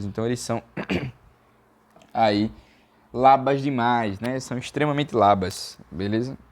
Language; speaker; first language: Portuguese; native; Portuguese